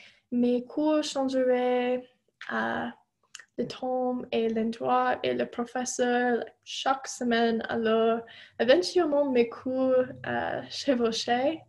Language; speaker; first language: French; non-native, fluent; English